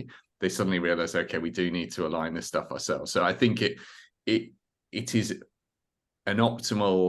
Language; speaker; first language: English; native; English